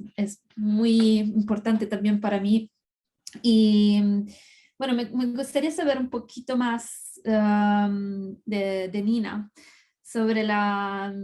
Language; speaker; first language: Spanish; non-native, fluent; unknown